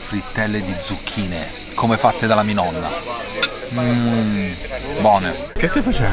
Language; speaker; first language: Italian; native; Italian